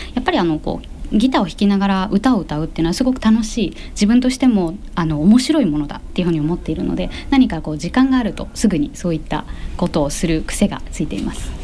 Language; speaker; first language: Japanese; native; Japanese